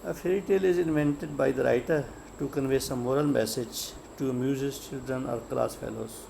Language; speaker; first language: English; non-native, local second language; Urdu